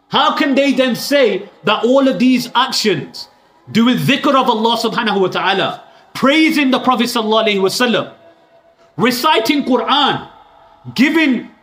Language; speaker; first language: English; early bilingual, other home language; Urdu